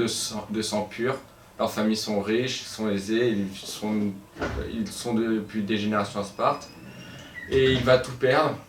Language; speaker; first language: French; native; French